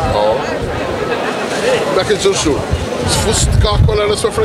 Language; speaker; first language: Portuguese; native; Portuguese